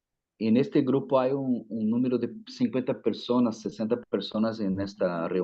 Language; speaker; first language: Spanish; non-native, fluent; Portuguese